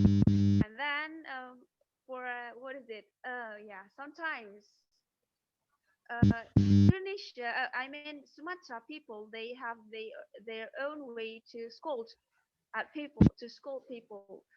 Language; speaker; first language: English; non-native, fluent; Indonesian